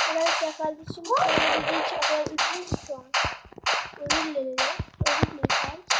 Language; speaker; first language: Turkish; early bilingual, heritage; Turkish